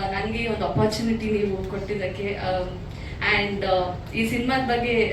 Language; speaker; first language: Kannada; non-native, local second language; Tulu